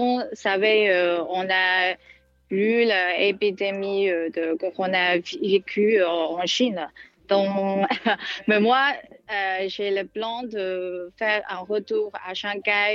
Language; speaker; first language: French; non-native, fluent; Chinese